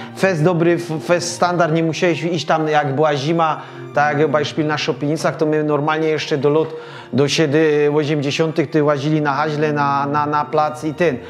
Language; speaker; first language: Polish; native; Polish